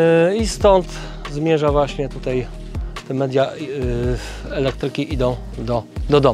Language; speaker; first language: Polish; native; Polish